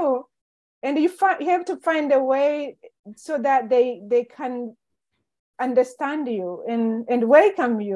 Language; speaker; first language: English; non-native, local second language; Kinyarwanda